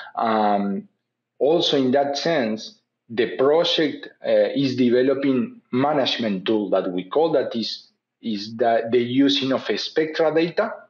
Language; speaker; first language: English; non-native, fluent; Spanish